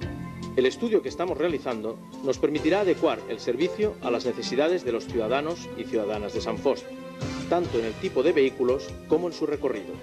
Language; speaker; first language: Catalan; native; Catalan